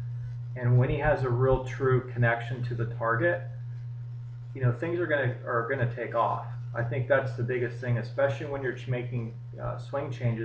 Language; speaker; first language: English; native; English